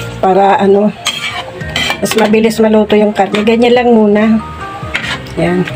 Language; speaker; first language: Filipino; non-native, local second language; Iloko